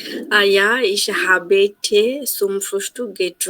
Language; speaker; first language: German; non-native, learner; Bangla